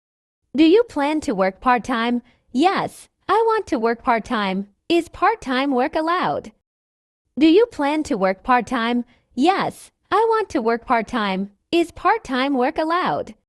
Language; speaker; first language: English; non-native, fluent; Burmese